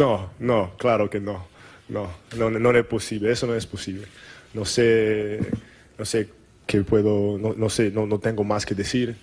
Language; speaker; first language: Spanish; non-native, learner; English